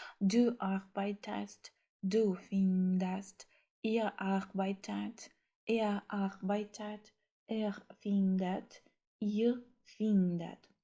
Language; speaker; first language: German; non-native, fluent; Ukrainian